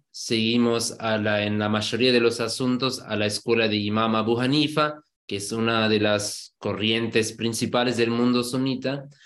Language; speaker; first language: Spanish; non-native, fluent; German